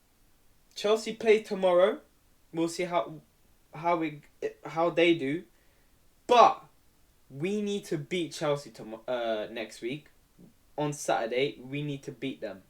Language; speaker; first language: English; native; English